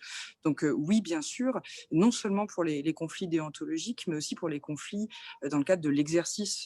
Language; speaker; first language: French; native; French